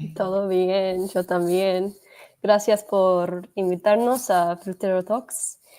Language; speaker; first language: Spanish; non-native, learner; English